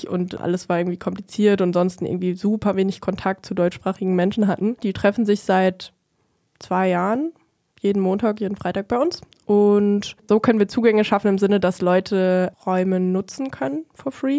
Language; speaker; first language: German; native; German